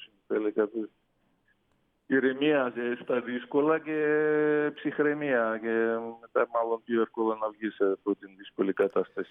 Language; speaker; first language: Greek; non-native, fluent; Russian